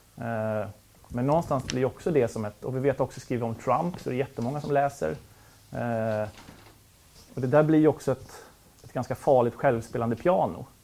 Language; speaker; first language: Swedish; native; Swedish